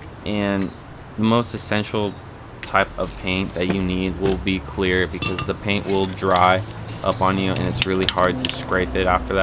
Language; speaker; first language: English; native; English